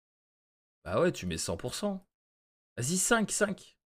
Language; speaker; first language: French; native; French